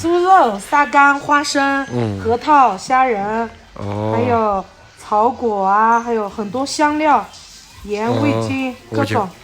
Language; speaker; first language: Chinese; native; Chinese